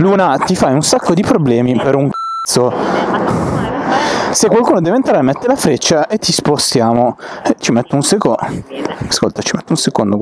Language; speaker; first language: Italian; native; Italian